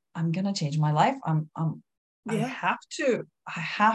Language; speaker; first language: English; non-native, fluent; Lithuanian